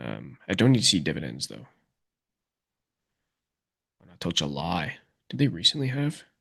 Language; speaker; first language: English; native; English